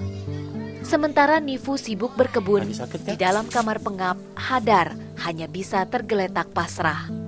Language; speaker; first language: Indonesian; native; Indonesian